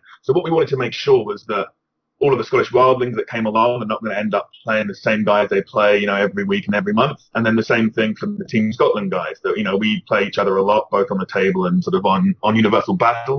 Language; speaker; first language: English; native; English